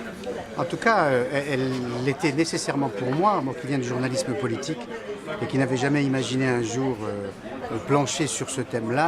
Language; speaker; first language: French; native; French